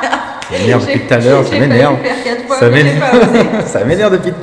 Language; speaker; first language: French; native; French